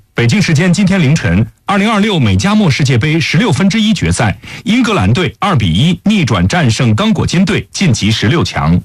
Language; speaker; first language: Chinese; native; Chinese